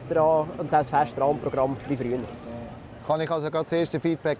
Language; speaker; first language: German; native; German